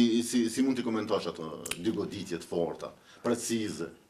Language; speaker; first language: Albanian; native; Albanian